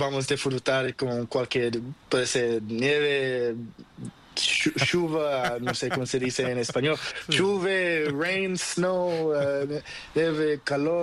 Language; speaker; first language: Spanish; non-native, learner; Portuguese